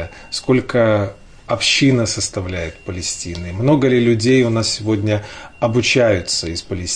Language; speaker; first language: Russian; native; Russian